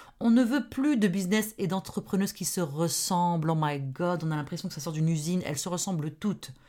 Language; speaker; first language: French; non-native, local second language; Arabic